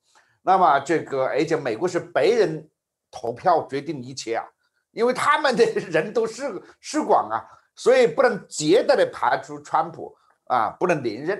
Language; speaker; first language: Chinese; native; Chinese